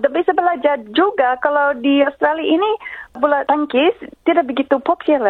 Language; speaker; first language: Indonesian; non-native, fluent; English